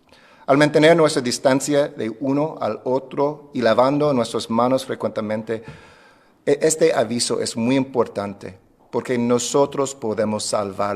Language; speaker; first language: Spanish; non-native, fluent; English